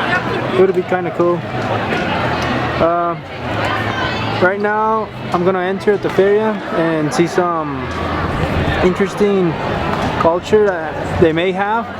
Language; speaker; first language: English; non-native, learner; Spanish